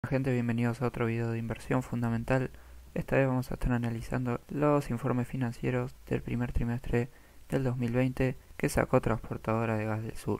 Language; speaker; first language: Spanish; native; Spanish